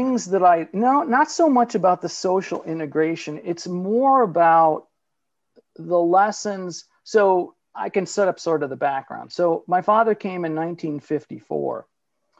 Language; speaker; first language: English; early bilingual, other home language; Italian